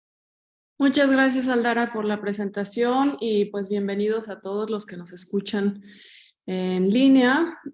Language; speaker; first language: Spanish; native; Spanish